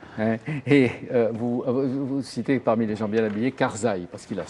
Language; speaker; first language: French; native; French